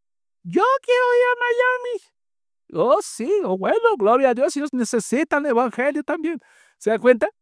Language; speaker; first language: Spanish; native; Spanish